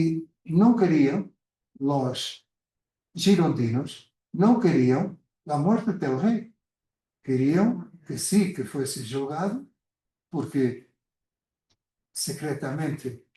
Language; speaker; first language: Spanish; non-native, fluent; Portuguese